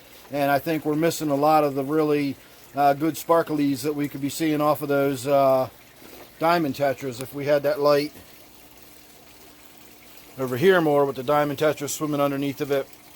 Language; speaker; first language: English; native; English